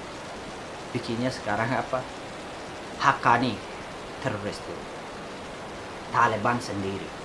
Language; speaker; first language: Indonesian; non-native, fluent; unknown